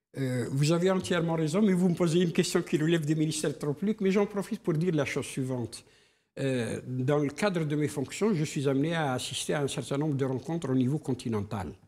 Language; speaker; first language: French; non-native, local second language; Arabic